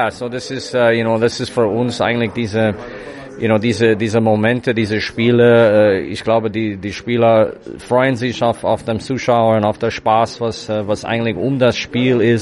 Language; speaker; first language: German; non-native, fluent; English